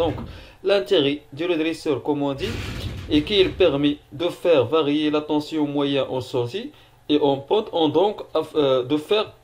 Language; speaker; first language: French; non-native, local second language; Arabic